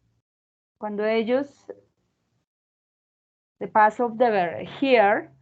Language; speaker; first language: English; non-native, learner; Spanish